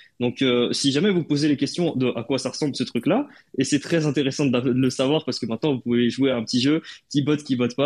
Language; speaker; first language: French; native; French